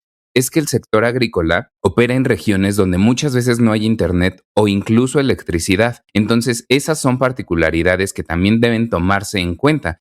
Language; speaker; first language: Spanish; native; Spanish